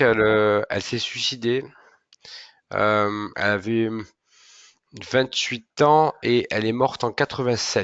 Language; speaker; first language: French; native; French